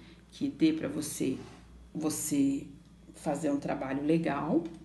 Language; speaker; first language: Portuguese; native; Portuguese